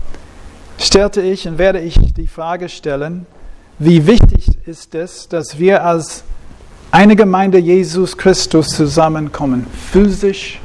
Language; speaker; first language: German; non-native, fluent; English